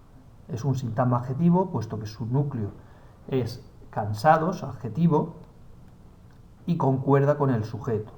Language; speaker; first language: Spanish; native; Spanish